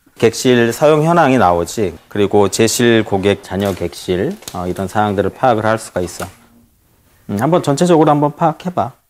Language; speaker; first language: Korean; native; Korean